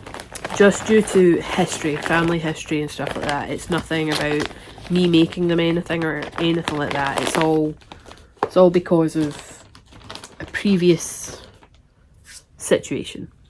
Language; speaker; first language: English; native; English